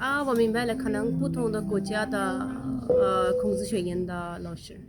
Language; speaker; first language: Chinese; non-native, fluent; Urdu